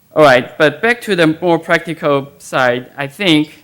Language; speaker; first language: English; non-native, fluent; Chinese